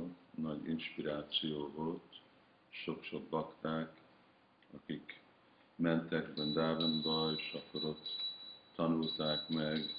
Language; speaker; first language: Hungarian; early bilingual, heritage; Hungarian